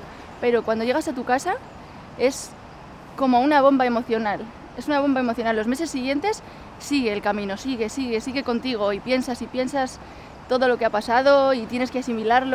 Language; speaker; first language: Spanish; native; Spanish